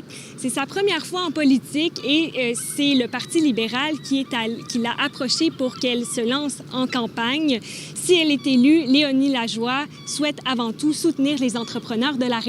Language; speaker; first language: French; native; French